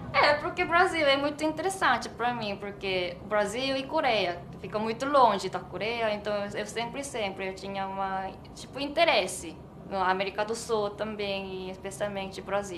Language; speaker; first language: Portuguese; non-native, learner; Korean